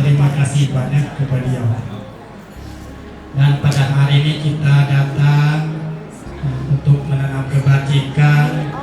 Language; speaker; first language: Indonesian; non-native, learner; Thai